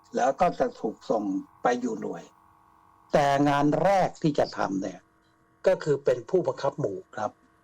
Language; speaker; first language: Thai; native; Thai